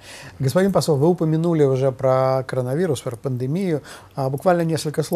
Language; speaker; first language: Russian; native; Russian